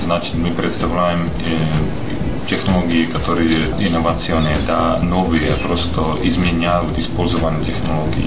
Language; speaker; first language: Russian; non-native, fluent; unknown